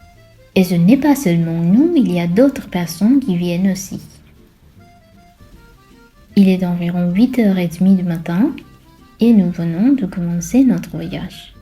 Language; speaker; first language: French; non-native, fluent; Sinhala